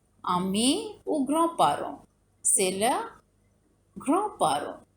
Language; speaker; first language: French; non-native, fluent; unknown